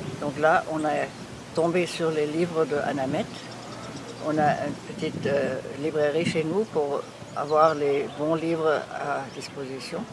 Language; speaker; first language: French; non-native, fluent; German